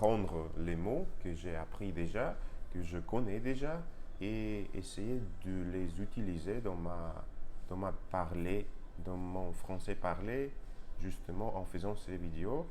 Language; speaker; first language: French; non-native, learner; Russian